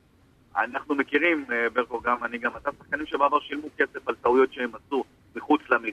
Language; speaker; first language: Hebrew; native; Hebrew